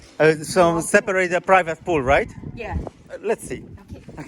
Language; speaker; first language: English; non-native, learner; Polish